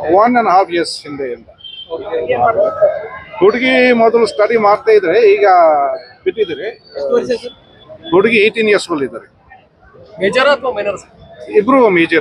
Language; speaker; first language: Kannada; non-native, fluent; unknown